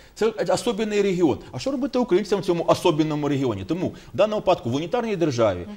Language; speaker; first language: Ukrainian; native; Ukrainian